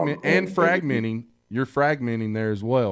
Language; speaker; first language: English; native; English